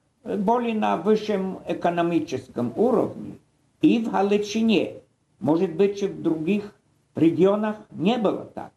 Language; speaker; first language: Russian; non-native, fluent; Polish